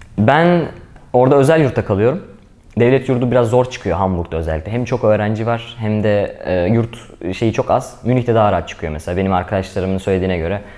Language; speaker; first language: Turkish; native; Turkish